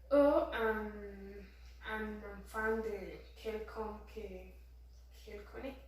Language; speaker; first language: French; non-native, learner; Spanish